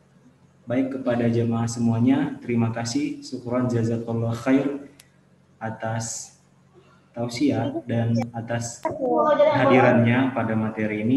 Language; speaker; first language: Indonesian; native; Indonesian